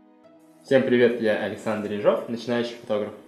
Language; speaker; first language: Russian; native; Russian